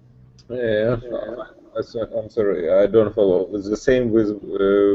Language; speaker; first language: English; non-native, learner; Russian